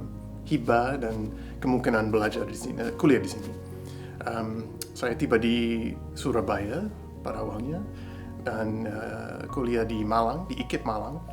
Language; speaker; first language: Indonesian; non-native, fluent; English